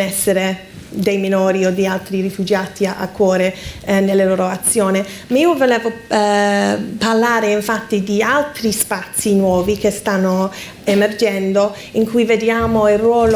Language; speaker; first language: Italian; non-native, fluent; English